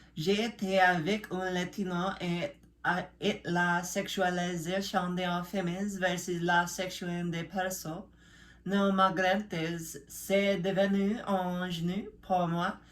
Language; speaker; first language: French; non-native, learner; English